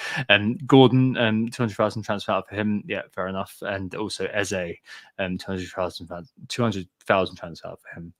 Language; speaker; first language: English; native; English